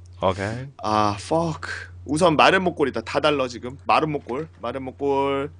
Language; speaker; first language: Korean; native; Korean